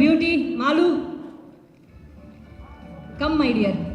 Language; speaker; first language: Tamil; native; Tamil